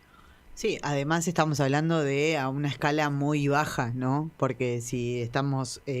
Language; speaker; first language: Spanish; native; Spanish